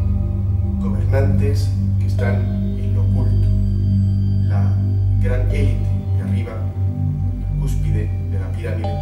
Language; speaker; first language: Spanish; native; Spanish